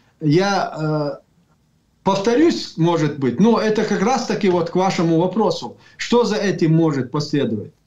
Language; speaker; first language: Russian; non-native, local second language; Chechen